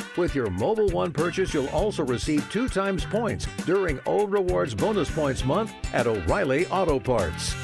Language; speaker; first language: English; native; English